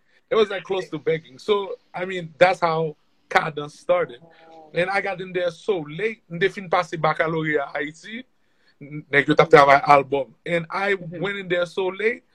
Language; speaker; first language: English; non-native, fluent; Haitian Creole